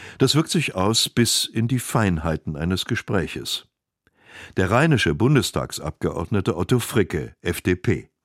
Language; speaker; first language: German; native; German